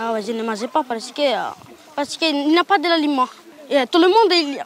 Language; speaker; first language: French; non-native, learner; Malagasy